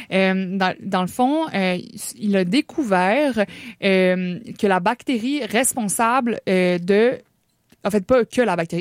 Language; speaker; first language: French; native; French